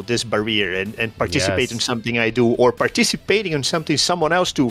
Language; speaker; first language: English; non-native, fluent; Portuguese